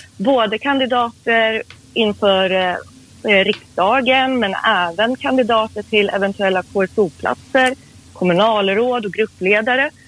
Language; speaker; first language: Swedish; early bilingual, other home language; Persian